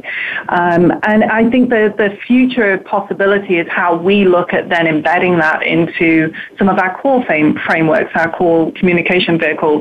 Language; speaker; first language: English; native; English